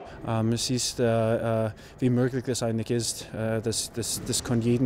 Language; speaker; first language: German; non-native, learner; English